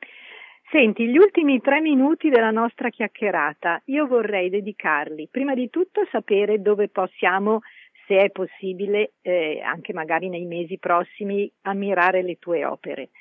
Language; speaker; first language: Italian; native; Italian